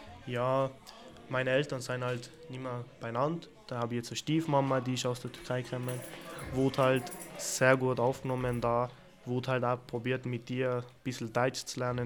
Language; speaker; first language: German; early bilingual, other home language; Turkish